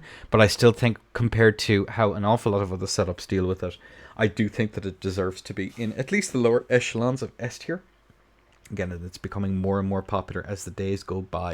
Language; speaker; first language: English; native; English